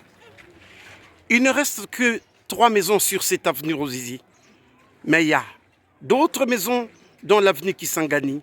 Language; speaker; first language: French; non-native, local second language; Swahili